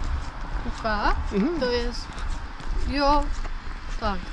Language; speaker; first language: Polish; non-native, learner; Czech